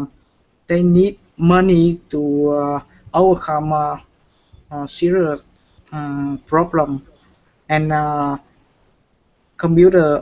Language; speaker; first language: English; non-native, learner; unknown